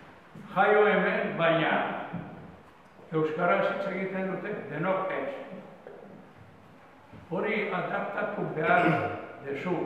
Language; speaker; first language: Basque; non-native, learner; Spanish